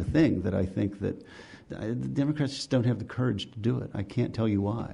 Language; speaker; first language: English; native; English